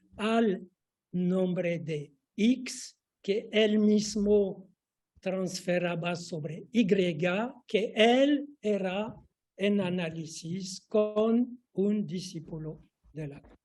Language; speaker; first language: Spanish; non-native, fluent; French